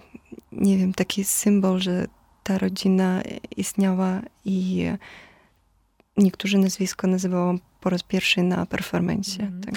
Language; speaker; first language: Polish; non-native, fluent; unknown